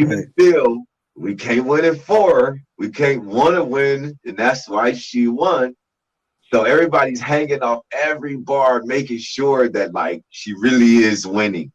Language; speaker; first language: English; native; English